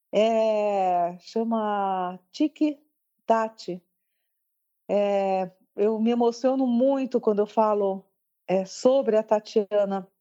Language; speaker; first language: Portuguese; early bilingual, other home language; French